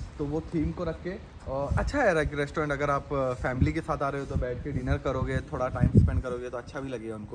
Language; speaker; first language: Hindi; native; Hindi